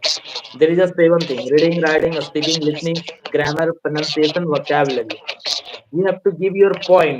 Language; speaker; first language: English; non-native, fluent; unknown